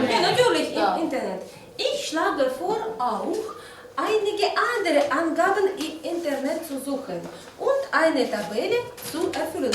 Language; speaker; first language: German; non-native, fluent; Russian